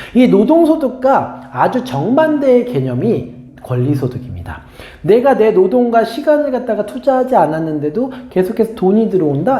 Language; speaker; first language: Korean; native; Korean